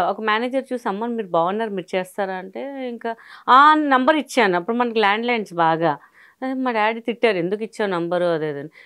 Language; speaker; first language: Telugu; non-native, local second language; Hindi